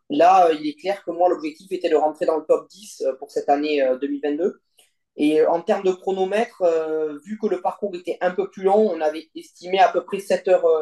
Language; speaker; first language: French; native; French